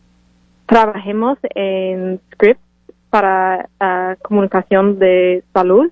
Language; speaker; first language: Spanish; non-native, learner; English